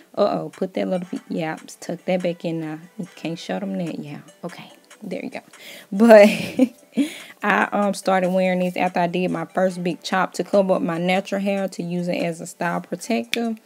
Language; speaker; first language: English; native; English